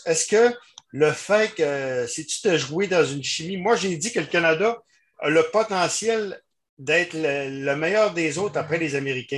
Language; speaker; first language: French; native; French